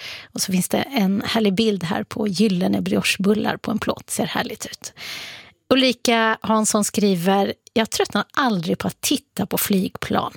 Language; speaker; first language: Swedish; native; Swedish